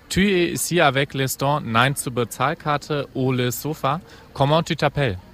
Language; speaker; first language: French; non-native, fluent; German